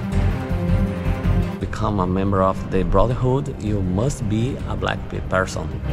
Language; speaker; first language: English; non-native, fluent; Portuguese